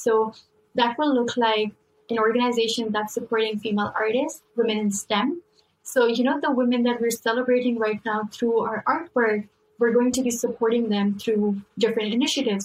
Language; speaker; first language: English; non-native, local second language; Urdu